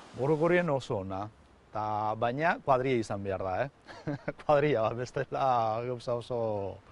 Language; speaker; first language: Basque; early bilingual, other home language; Urdu